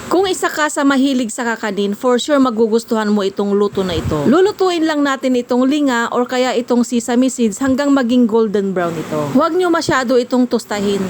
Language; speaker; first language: Filipino; non-native, local second language; Pangasinan